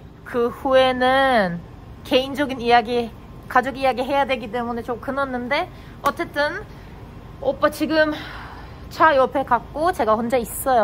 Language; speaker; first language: Korean; non-native, fluent; Turkish